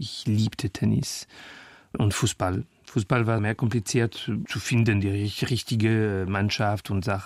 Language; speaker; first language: German; non-native, learner; French